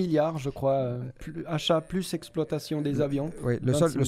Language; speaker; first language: French; native; French